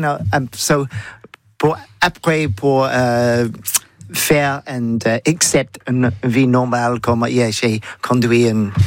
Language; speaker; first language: French; non-native, learner; English